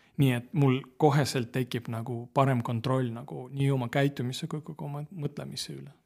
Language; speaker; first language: Estonian; non-native, local second language; Russian